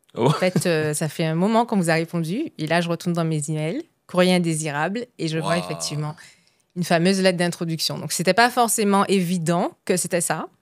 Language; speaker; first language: French; native; French